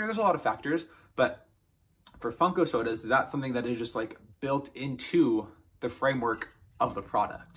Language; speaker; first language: English; native; English